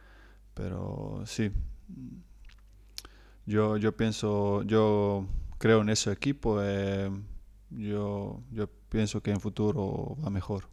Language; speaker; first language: Spanish; non-native, learner; Croatian